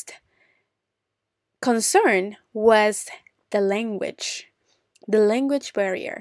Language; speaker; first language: English; non-native, fluent; Spanish